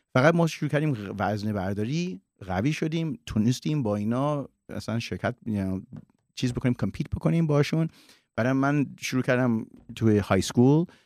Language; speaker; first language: Persian; early bilingual, heritage; Persian